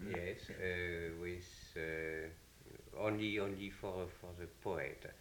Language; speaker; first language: English; non-native, learner; French